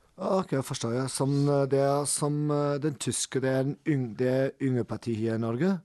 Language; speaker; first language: Norwegian; non-native, learner; German